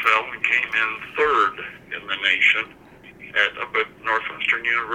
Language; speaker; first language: English; native; English